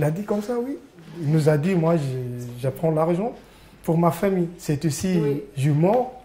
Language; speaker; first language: French; non-native, learner; Arabic